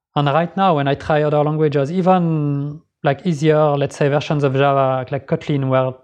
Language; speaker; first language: English; non-native, fluent; French